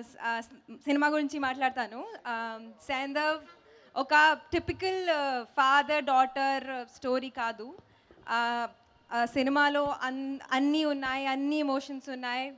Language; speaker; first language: Telugu; non-native, learner; Hindi